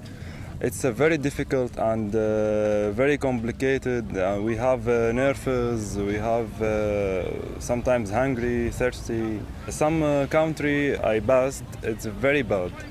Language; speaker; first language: English; non-native, learner; Arabic